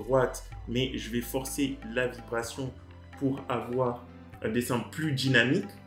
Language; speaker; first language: French; native; French